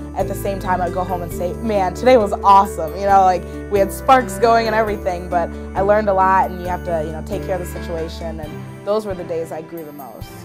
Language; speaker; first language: English; native; English